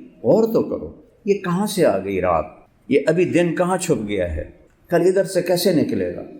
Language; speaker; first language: Urdu; non-native, local second language; Punjabi